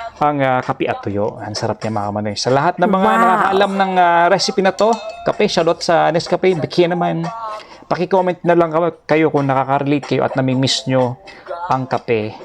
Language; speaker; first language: Filipino; non-native, local second language; Bikol